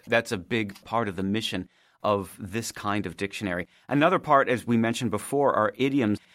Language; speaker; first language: English; native; English